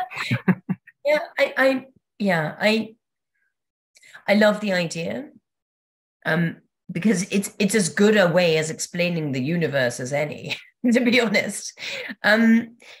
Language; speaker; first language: English; native; English